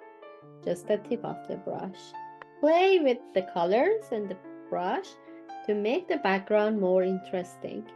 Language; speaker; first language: English; non-native, fluent; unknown